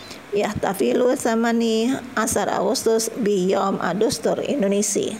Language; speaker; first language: Arabic; non-native, learner; Indonesian